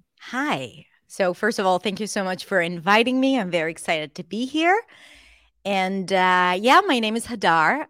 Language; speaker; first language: English; non-native, fluent; Hebrew